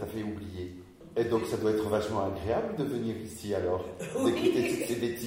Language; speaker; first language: French; native; French